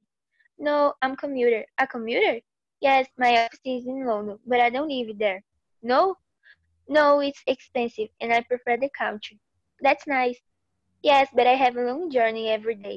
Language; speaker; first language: English; non-native, learner; Portuguese